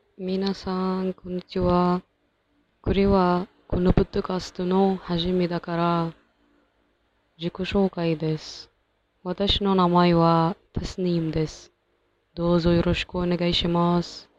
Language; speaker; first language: Japanese; non-native, learner; Arabic